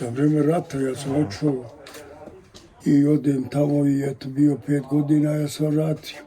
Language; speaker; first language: Croatian; native; Croatian